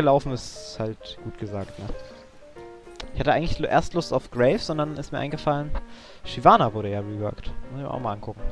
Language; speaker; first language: German; native; German